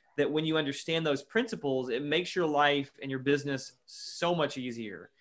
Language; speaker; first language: English; native; English